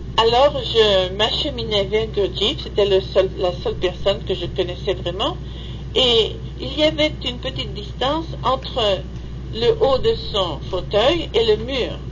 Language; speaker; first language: French; native; French